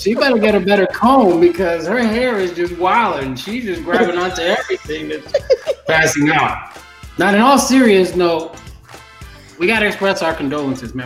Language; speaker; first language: English; early bilingual, other home language; Spanish